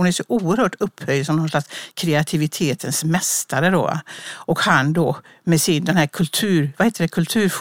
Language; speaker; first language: Swedish; native; Swedish